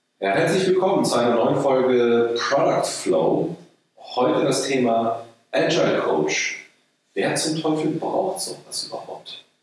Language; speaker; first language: German; native; German